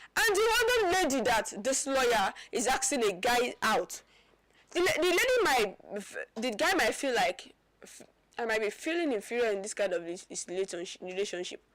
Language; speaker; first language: English; non-native, local second language; Yoruba